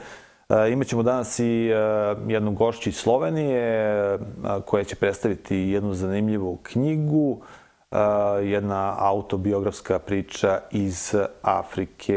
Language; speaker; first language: Serbian; native; Serbian